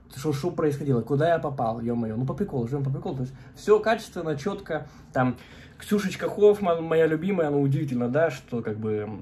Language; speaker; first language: Russian; native; Russian